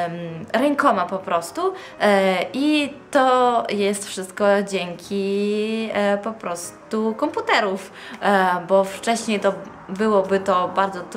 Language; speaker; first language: Polish; non-native, fluent; Italian